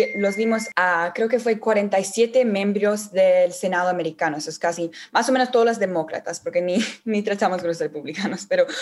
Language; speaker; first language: Spanish; early bilingual, heritage; Spanish